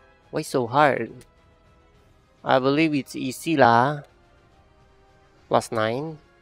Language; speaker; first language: English; non-native, local second language; Filipino